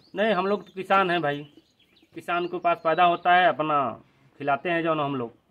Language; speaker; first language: Hindi; native; Hindi